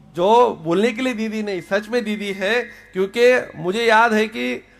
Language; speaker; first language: Hindi; non-native, local second language; Marathi